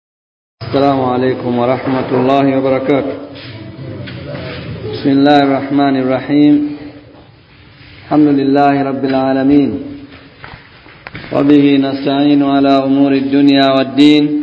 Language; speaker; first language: Arabic; non-native, fluent; Swahili